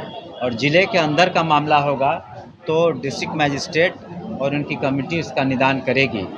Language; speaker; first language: Hindi; native; Hindi